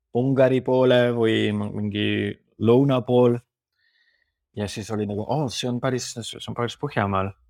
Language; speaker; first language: Estonian; non-native, fluent; Spanish